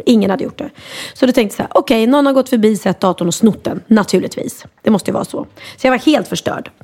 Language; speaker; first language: Swedish; native; Swedish